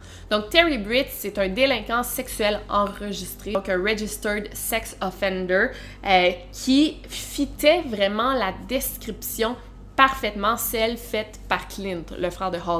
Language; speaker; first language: French; native; French